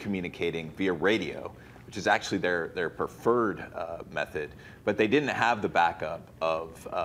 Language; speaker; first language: English; native; English